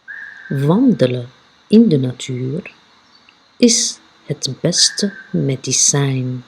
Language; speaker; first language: Dutch; non-native, fluent; Arabic